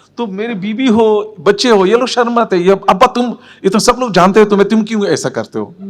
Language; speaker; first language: Hindi; non-native, local second language; Assamese